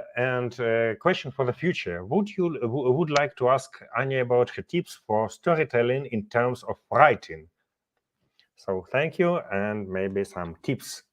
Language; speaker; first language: English; non-native, fluent; Ukrainian